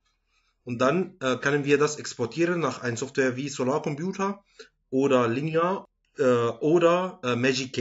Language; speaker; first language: German; non-native, fluent; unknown